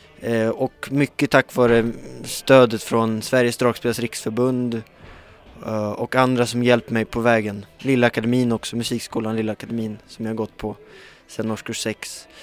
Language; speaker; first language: Swedish; native; Swedish